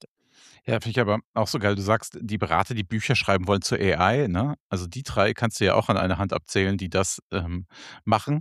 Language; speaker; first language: German; native; German